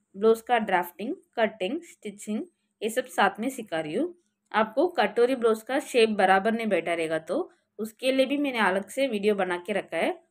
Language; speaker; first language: Hindi; non-native, local second language; Marathi